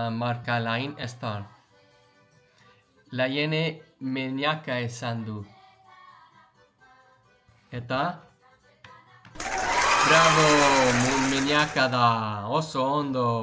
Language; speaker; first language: Basque; non-native, learner; English